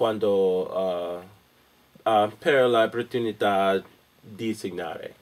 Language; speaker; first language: Italian; non-native, learner; English